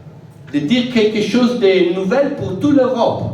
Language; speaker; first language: French; non-native, fluent; Italian